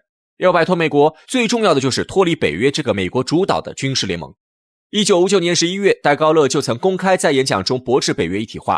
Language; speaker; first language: Chinese; native; Chinese